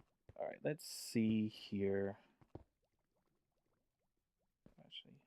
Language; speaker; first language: English; native; English